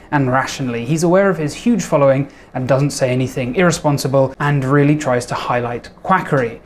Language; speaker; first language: English; native; English